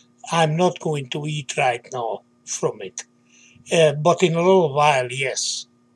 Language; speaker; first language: English; non-native, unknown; Hungarian